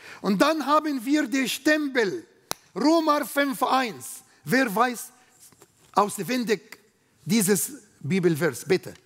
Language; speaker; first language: German; non-native, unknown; Arabic